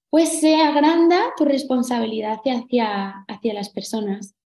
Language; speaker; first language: Spanish; native; Spanish